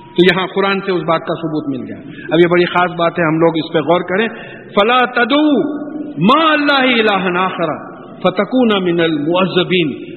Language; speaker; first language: Urdu; native; Urdu